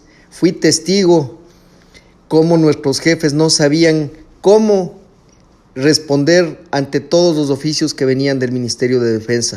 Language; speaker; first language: Spanish; native; Spanish